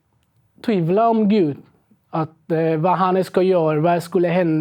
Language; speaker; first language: Swedish; non-native, learner; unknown